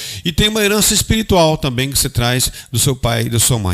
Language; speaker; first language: Portuguese; native; Portuguese